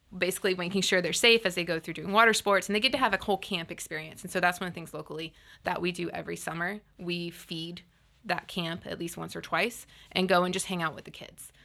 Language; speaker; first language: English; native; English